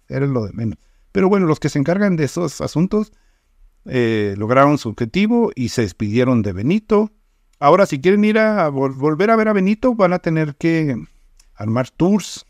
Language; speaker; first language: Spanish; native; Spanish